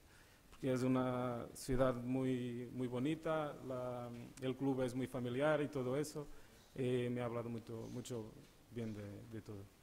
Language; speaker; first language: Spanish; non-native, learner; Portuguese